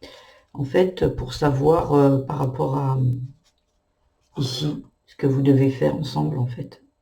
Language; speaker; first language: French; native; French